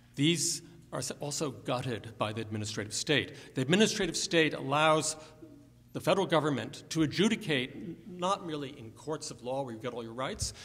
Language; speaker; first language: English; native; English